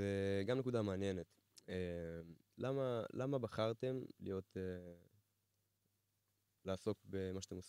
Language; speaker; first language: Hebrew; native; Hebrew